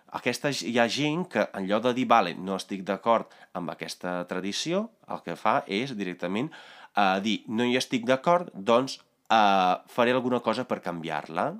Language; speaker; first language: Catalan; non-native, fluent; Italian